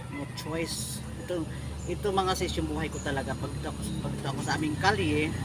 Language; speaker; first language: Filipino; native; Filipino